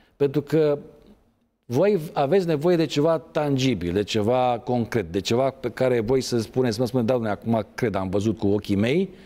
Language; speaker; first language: Romanian; native; Romanian